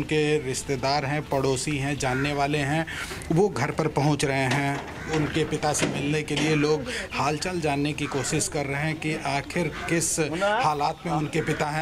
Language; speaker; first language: Hindi; native; Hindi